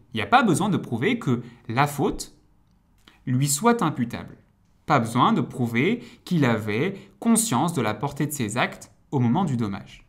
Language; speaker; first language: French; native; French